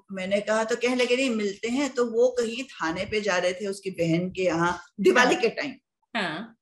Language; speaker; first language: Hindi; native; Hindi